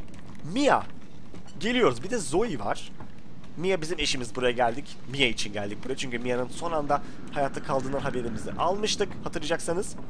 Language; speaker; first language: Turkish; native; Turkish